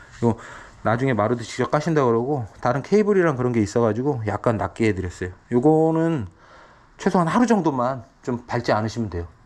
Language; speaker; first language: Korean; native; Korean